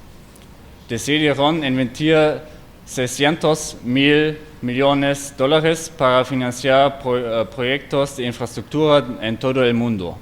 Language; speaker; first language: Spanish; non-native, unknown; German